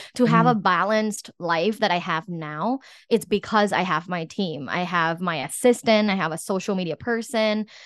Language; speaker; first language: English; non-native, fluent; Thai